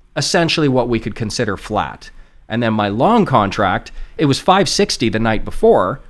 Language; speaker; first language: English; native; English